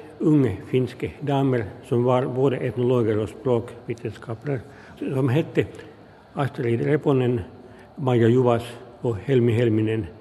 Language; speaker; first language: Norwegian; non-native, fluent; Finnish